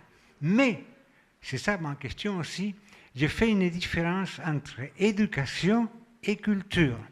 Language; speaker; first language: French; non-native, fluent; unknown